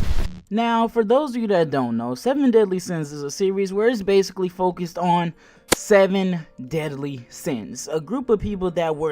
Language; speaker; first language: English; native; English